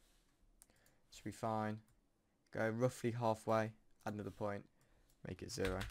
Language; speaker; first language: English; native; English